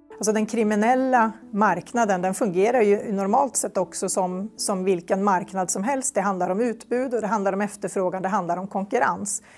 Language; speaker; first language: Swedish; native; Swedish